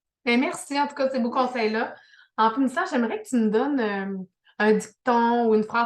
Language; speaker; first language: French; native; French